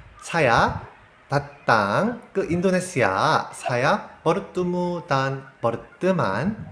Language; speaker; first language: Indonesian; non-native, learner; Korean